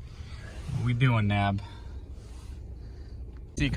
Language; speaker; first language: English; native; English